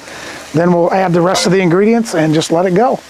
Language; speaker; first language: English; native; English